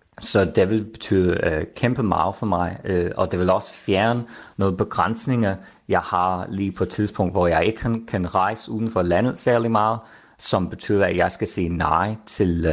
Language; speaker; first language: Danish; non-native, fluent; English